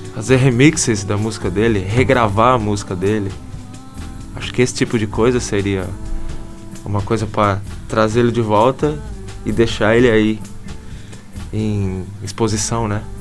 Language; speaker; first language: Portuguese; native; Portuguese